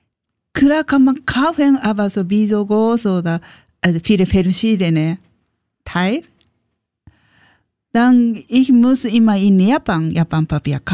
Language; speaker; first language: German; non-native, learner; Japanese